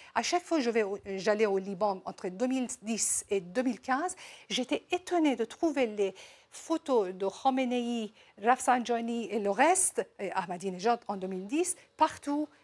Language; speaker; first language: French; non-native, fluent; Persian